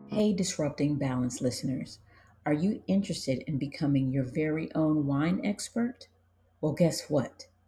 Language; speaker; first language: English; native; English